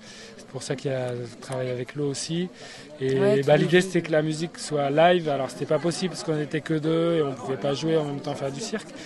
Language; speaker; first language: French; native; French